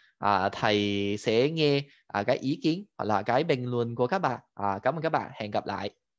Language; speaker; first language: Vietnamese; non-native, fluent; Cantonese